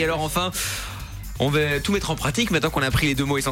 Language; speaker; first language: French; native; French